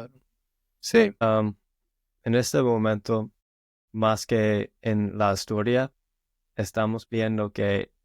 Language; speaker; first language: Spanish; non-native, learner; English